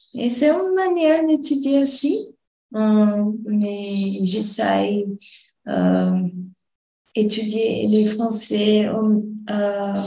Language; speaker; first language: French; non-native, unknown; Portuguese